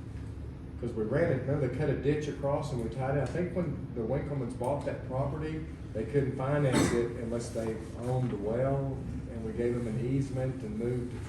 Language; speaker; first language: English; native; English